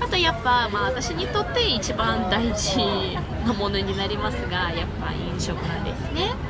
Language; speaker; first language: Japanese; non-native, fluent; Russian